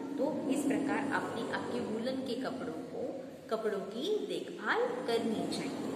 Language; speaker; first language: Hindi; non-native, local second language; Marathi